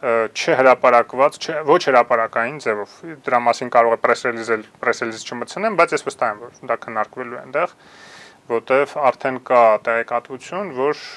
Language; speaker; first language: Armenian; native; Armenian